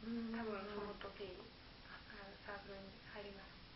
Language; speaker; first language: Japanese; non-native, learner; German